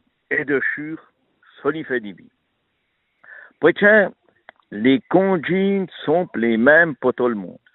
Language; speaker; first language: French; native; French